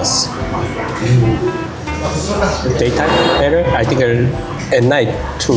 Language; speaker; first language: English; non-native, learner; Korean